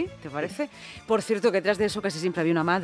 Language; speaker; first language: Spanish; native; Spanish